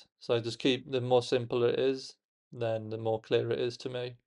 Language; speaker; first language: English; native; English